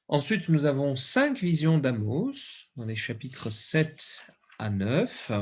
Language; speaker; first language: French; native; French